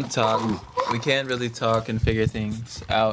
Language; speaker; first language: English; native; English